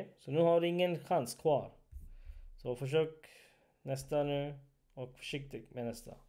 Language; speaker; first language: Swedish; non-native, fluent; Urdu